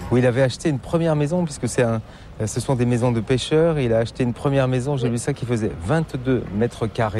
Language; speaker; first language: French; native; French